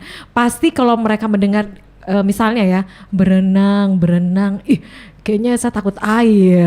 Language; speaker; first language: Indonesian; native; Indonesian